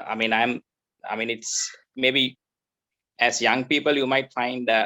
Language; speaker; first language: English; non-native, local second language; Sinhala